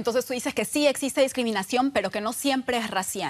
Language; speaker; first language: Spanish; native; Spanish